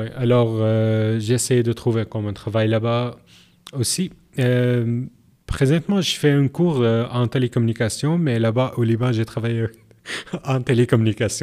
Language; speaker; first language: French; non-native, learner; Arabic